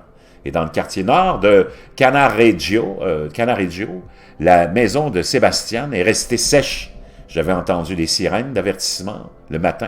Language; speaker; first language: French; native; French